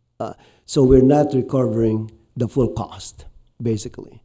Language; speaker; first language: English; non-native, local second language; Filipino